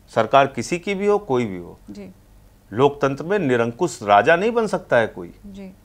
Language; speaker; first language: Hindi; native; Hindi